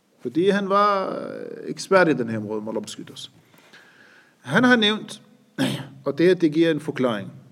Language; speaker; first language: Danish; non-native, fluent; Arabic